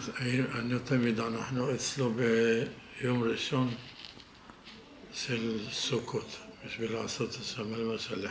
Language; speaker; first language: Hebrew; non-native, fluent; Arabic